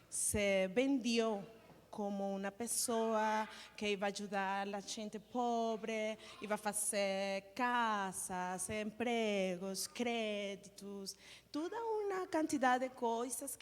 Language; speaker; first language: Portuguese; non-native, learner; Spanish